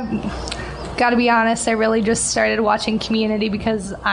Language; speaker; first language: English; native; English